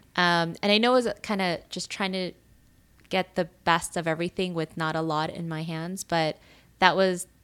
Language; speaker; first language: English; native; English